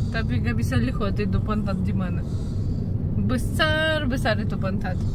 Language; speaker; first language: Indonesian; non-native, learner; Russian